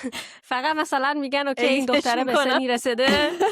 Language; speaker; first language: Persian; early bilingual, heritage; Persian